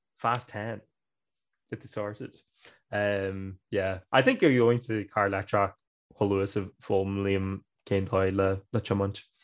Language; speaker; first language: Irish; native; Irish